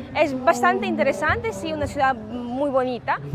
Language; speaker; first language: Spanish; early bilingual, other home language; Ukrainian